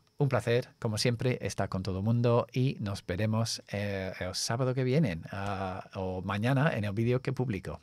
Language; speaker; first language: Spanish; non-native, fluent; English